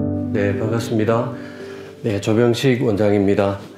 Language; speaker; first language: Korean; native; Korean